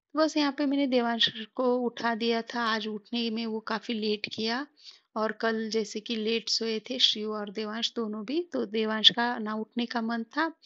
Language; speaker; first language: Hindi; non-native, local second language; Marathi